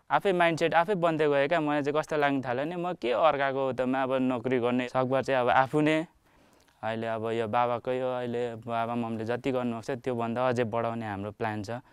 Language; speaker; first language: Nepali; native; Nepali